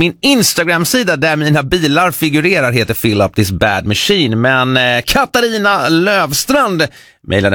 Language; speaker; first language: Swedish; native; Swedish